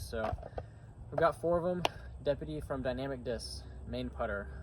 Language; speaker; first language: English; native; English